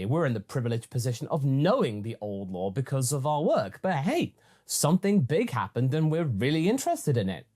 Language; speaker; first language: English; native; English